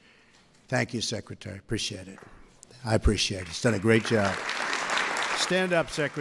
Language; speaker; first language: English; native; English